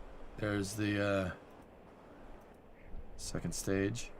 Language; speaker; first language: English; native; English